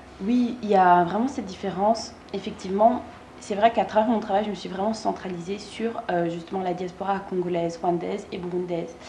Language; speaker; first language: French; early bilingual, other home language; Kinyarwanda